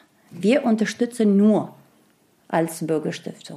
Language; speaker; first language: German; non-native, learner; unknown